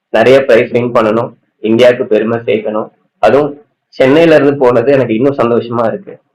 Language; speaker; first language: Tamil; native; Tamil